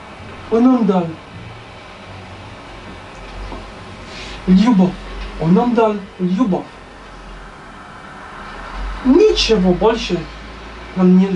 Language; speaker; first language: Russian; non-native, learner; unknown